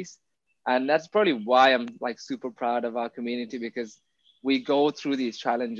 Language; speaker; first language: English; non-native, local second language; Tamil